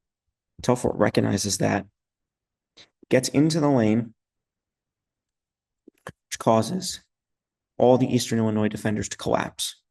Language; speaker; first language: English; native; English